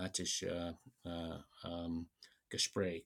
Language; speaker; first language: German; non-native, fluent; English